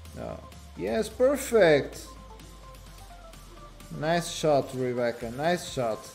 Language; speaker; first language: English; non-native, learner; Portuguese